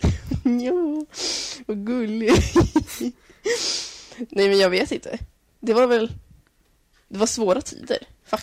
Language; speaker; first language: Swedish; native; Swedish